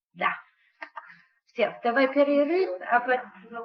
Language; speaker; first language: Russian; non-native, learner; English